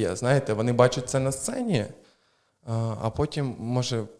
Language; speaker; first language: Ukrainian; native; Ukrainian